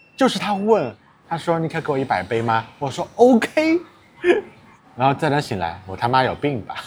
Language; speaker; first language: Chinese; native; Chinese